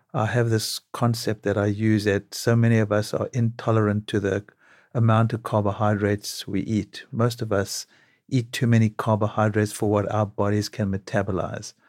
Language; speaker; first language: English; native; English